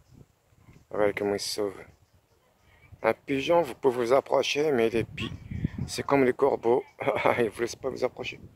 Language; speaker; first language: French; non-native, fluent; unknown